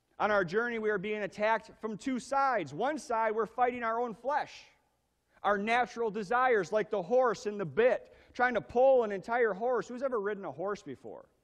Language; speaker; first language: English; native; English